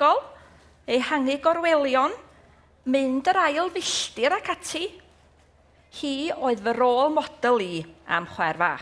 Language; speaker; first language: Welsh; native; Welsh